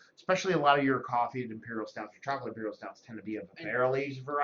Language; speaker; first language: English; native; English